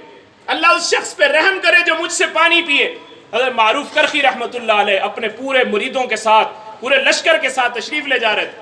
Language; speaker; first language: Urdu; non-native, local second language; Punjabi